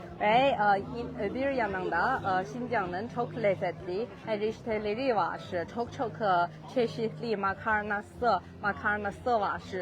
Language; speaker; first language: Turkish; non-native, learner; Chinese